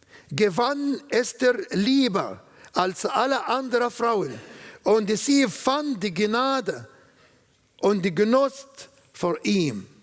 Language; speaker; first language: German; non-native, learner; Arabic